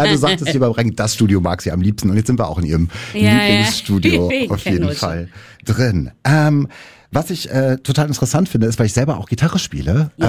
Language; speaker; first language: German; native; German